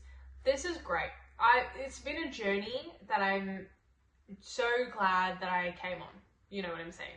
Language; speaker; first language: English; native; English